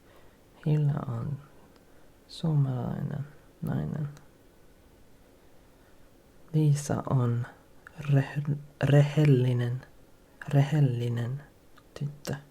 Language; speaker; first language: Finnish; non-native, learner; English